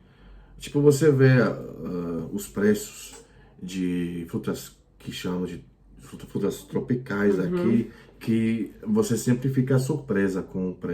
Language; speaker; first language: Portuguese; non-native, fluent; Croatian